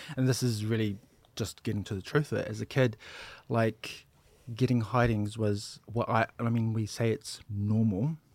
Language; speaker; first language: English; native; English